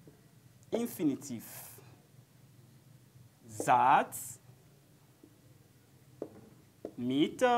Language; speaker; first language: German; non-native, learner; French